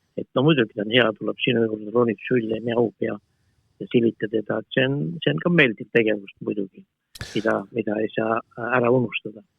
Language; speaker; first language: Estonian; native; Estonian